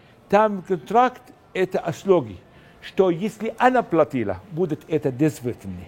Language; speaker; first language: Russian; non-native, learner; Arabic